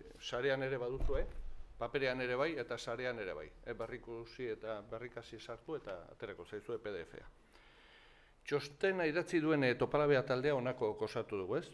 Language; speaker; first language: Basque; native; Basque